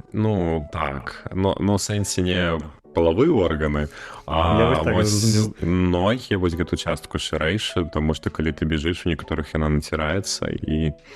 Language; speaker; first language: Belarusian; non-native, local second language; Russian